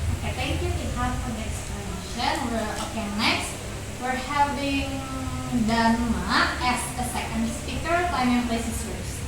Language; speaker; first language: English; non-native, learner; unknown